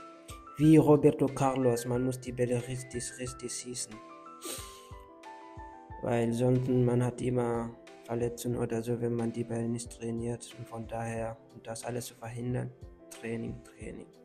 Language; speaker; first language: German; non-native, learner; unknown